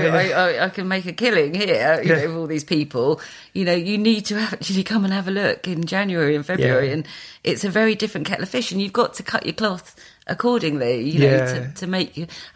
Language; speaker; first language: English; native; English